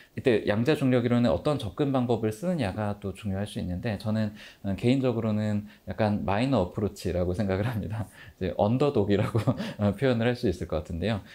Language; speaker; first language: Korean; native; Korean